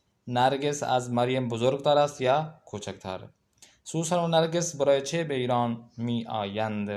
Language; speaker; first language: Persian; non-native, learner; Urdu